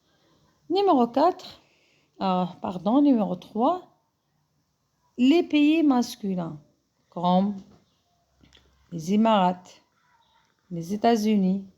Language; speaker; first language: French; non-native, fluent; Arabic